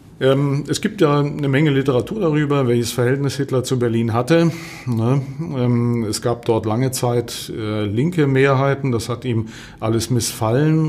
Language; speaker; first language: German; native; German